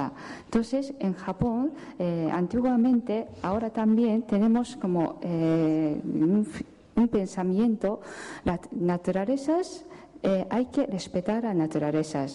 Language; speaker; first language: Spanish; non-native, fluent; Japanese